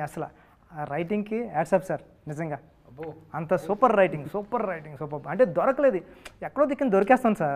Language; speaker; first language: Telugu; native; Telugu